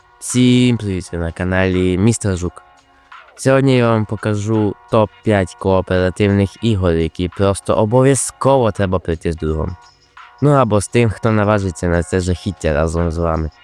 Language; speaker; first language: Ukrainian; native; Ukrainian